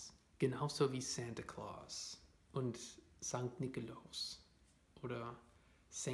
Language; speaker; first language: German; non-native, fluent; English